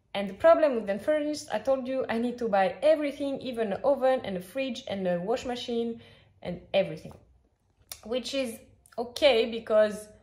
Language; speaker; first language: English; non-native, fluent; French